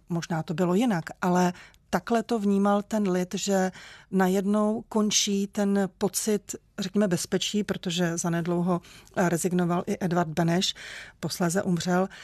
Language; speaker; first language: Czech; native; Czech